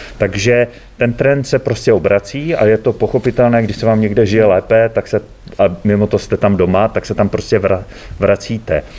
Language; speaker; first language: Czech; native; Czech